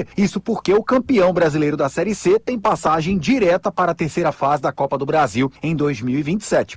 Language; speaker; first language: Portuguese; native; Portuguese